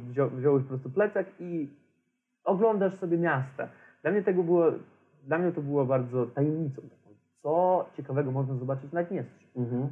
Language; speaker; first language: Polish; non-native, fluent; Romanian